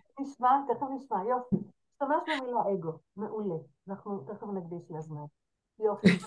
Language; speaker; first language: Hebrew; native; Hebrew